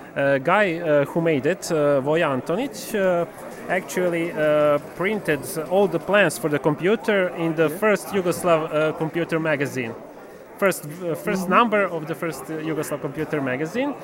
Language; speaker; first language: English; non-native, fluent; Serbian